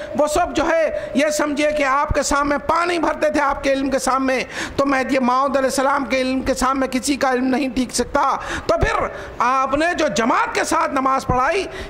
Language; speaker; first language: Urdu; native; Urdu